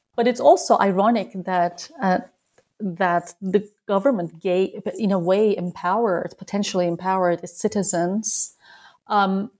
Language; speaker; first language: English; non-native, fluent; Turkish